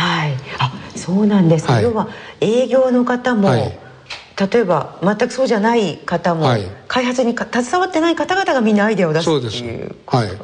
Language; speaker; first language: Japanese; native; Japanese